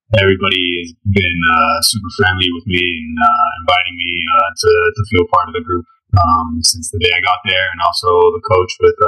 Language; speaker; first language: English; early bilingual, other home language; Spanish